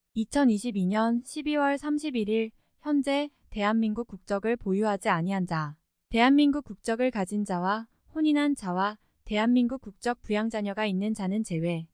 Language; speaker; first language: Korean; native; Korean